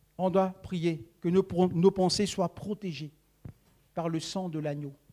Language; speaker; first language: French; non-native, local second language; Sango